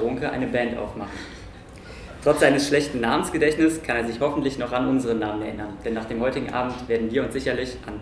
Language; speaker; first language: German; native; German